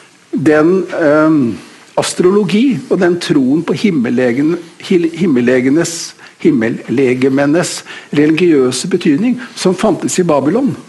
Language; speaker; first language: Norwegian; native; Norwegian